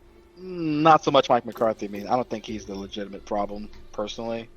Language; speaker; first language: English; native; English